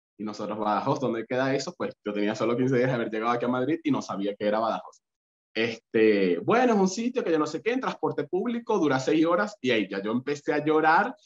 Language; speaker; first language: Spanish; native; Spanish